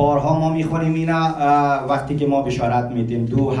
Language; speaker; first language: Persian; early bilingual, heritage; Persian